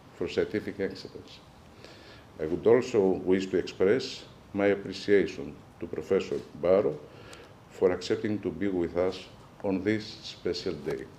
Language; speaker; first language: English; non-native, fluent; Greek